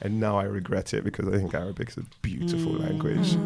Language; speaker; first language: English; native; English